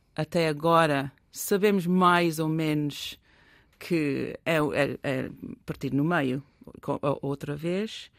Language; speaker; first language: Portuguese; non-native, fluent; English